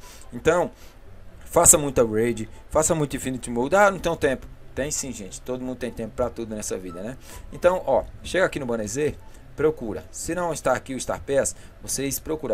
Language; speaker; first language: Portuguese; native; Portuguese